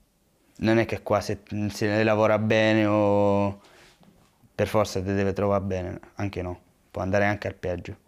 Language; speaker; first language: Italian; early bilingual, other home language; Arabic